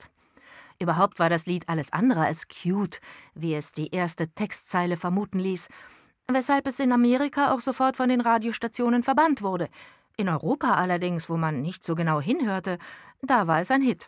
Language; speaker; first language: German; native; German